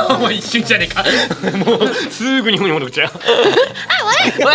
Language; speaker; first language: Japanese; native; Japanese